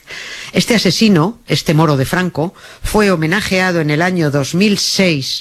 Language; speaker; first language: Spanish; native; Spanish